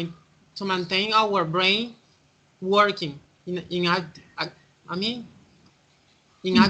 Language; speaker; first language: English; non-native, fluent; Spanish